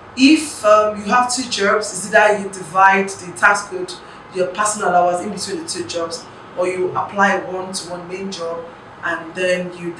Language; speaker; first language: English; non-native, local second language; Yoruba